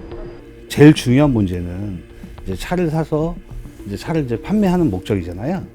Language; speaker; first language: Korean; native; Korean